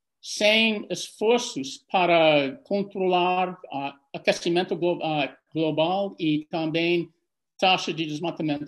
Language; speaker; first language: Portuguese; non-native, fluent; English